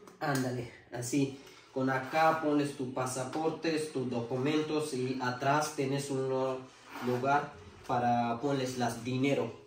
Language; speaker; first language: Spanish; non-native, learner; Urdu